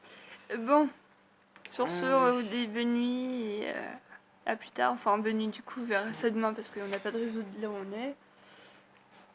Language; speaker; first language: French; native; French